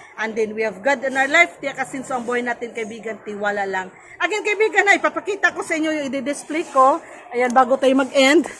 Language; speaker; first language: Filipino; non-native, local second language; Cebuano